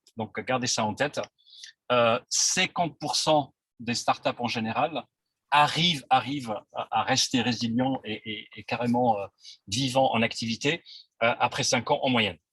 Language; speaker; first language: French; non-native, local second language; Arabic